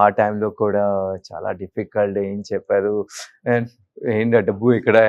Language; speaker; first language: Telugu; non-native, local second language; Hindi